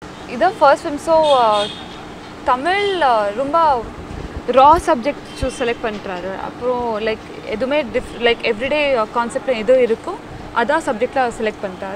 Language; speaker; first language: Tamil; non-native, learner; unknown